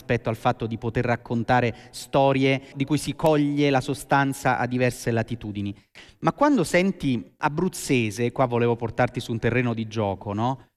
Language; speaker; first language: Italian; native; Italian